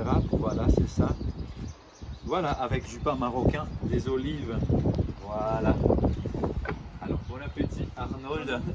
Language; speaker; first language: French; non-native, fluent; German